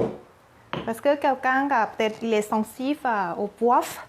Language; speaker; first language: French; non-native, learner; Thai